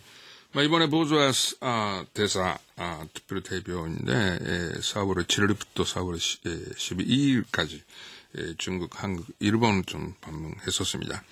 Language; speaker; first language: Korean; non-native, fluent; Japanese